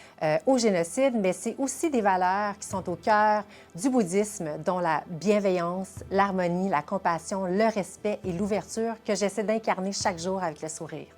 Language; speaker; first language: French; early bilingual, other home language; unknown